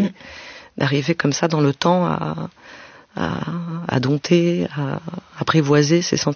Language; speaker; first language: French; native; French